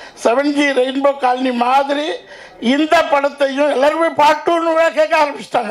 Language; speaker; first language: Tamil; native; Tamil